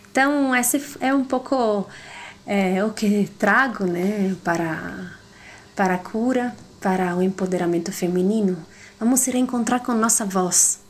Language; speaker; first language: Portuguese; non-native, fluent; Italian